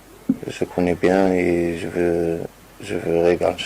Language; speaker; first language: French; non-native, learner; Arabic